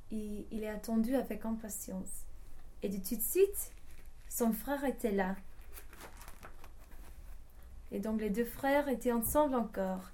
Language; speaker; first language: French; non-native, learner; English